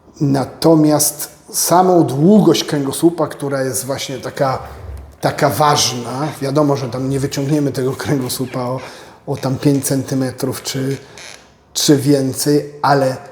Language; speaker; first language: Polish; native; Polish